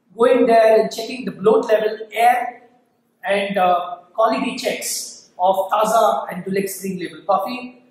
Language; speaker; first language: English; non-native, local second language; Kannada